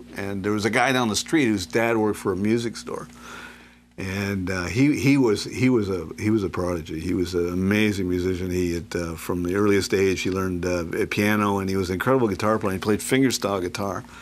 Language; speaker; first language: English; native; English